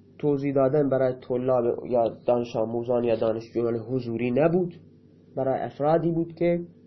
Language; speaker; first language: Persian; non-native, local second language; Baluchi